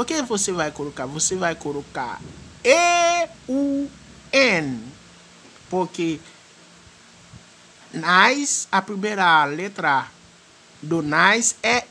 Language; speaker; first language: Portuguese; non-native, fluent; French